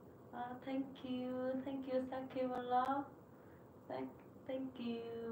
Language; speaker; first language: English; non-native, learner; Vietnamese